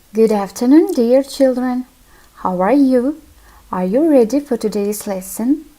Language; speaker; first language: English; non-native, fluent; Kazakh